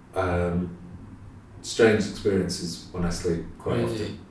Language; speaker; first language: English; native; English